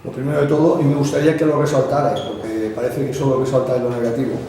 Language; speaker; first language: Spanish; non-native, local second language; Catalan